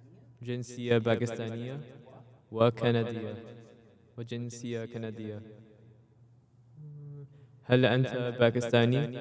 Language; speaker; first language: Arabic; non-native, learner; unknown